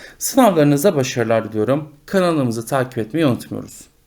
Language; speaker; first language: Turkish; native; Turkish